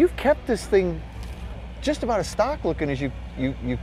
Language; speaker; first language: English; native; English